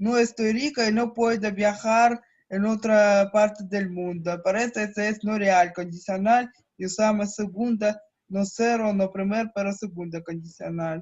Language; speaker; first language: Spanish; non-native, learner; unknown